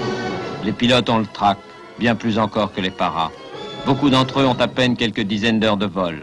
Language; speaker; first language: French; native; French